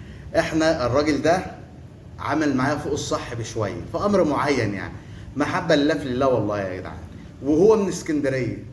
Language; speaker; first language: Arabic; native; Arabic